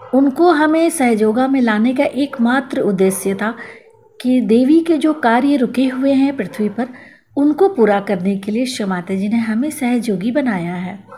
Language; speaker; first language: Hindi; native; Hindi